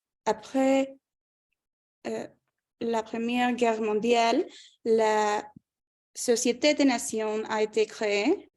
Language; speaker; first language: French; non-native, fluent; Spanish